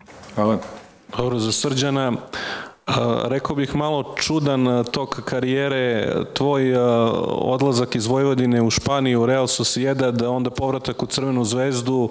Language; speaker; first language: Serbian; native; Serbian